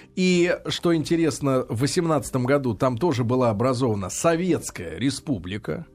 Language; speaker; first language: Russian; native; Russian